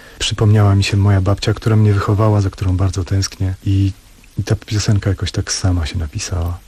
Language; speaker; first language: Polish; native; Polish